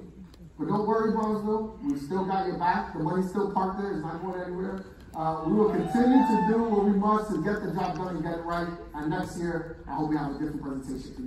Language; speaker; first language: English; native; English